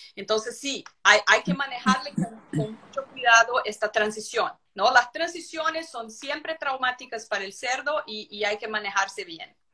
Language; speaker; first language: Spanish; non-native, fluent; Portuguese